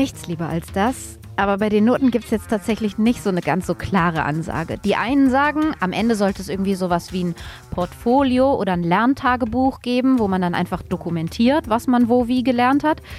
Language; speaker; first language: German; native; German